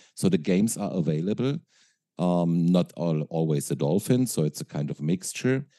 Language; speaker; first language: English; non-native, fluent; German